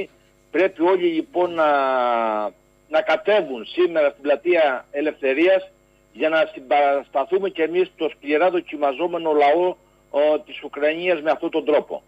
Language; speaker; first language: Greek; native; Greek